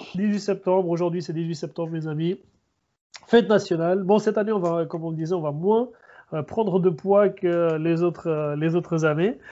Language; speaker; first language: French; native; French